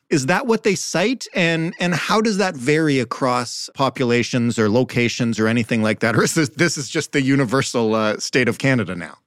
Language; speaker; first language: English; native; English